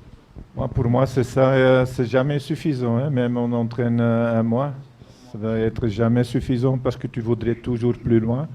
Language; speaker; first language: French; non-native, fluent; Dutch